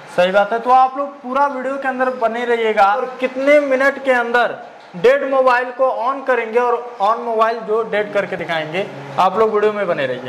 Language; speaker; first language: Hindi; native; Hindi